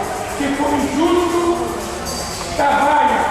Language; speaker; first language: Portuguese; native; Portuguese